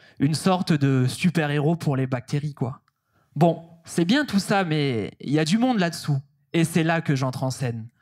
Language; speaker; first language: French; native; French